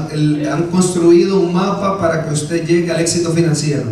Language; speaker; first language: Spanish; native; Spanish